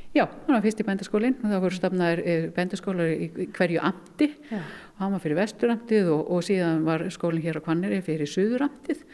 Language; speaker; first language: Icelandic; native; Icelandic